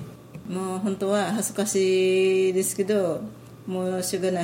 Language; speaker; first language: Japanese; non-native, learner; Filipino